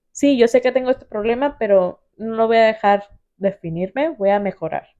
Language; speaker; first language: Spanish; early bilingual, heritage; Spanish